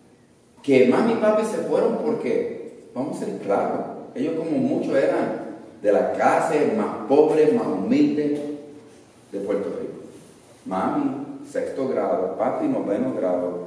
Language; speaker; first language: Spanish; early bilingual, other home language; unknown